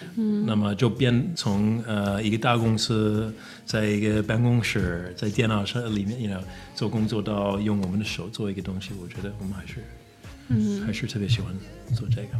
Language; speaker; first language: Chinese; non-native, fluent; English